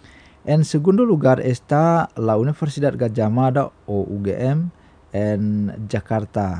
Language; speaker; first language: Spanish; non-native, fluent; Indonesian